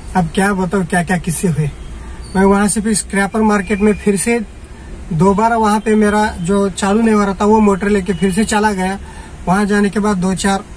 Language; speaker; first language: Hindi; non-native, local second language; Marathi